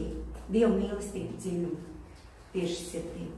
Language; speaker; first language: Latvian; non-native, local second language; Russian